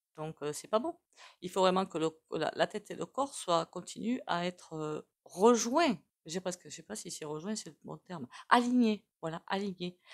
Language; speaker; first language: French; native; French